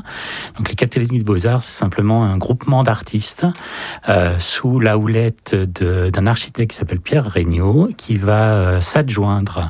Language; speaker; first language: French; native; French